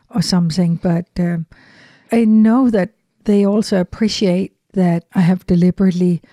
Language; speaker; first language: English; non-native, fluent; Danish